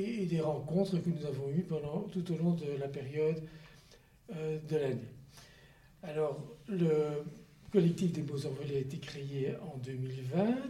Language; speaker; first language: French; native; French